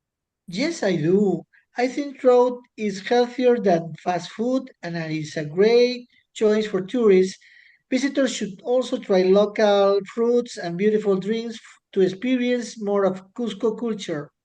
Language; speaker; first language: English; non-native, learner; Spanish